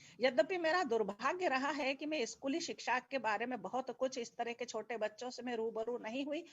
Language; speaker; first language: Hindi; native; Hindi